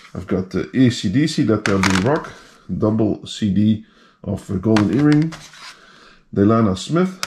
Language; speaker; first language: English; non-native, fluent; Dutch